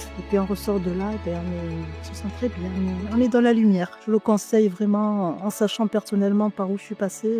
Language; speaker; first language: French; native; French